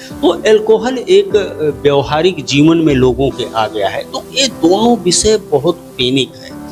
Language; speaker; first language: Hindi; native; Hindi